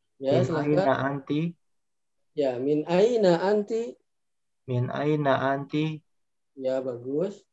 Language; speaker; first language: Arabic; non-native, learner; Indonesian